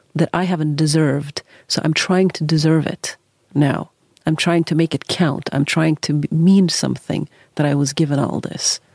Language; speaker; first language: English; early bilingual, other home language; Norwegian